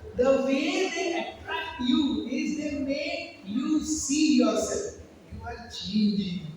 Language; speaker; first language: English; non-native, local second language; Hindi